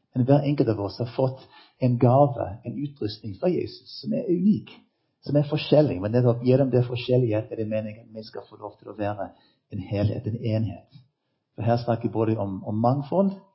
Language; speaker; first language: Norwegian; non-native, fluent; English